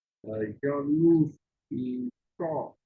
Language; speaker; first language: English; non-native, learner; Vietnamese